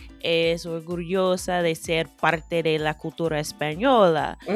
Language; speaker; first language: Spanish; non-native, fluent; English